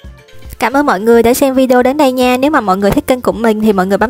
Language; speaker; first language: Vietnamese; native; Vietnamese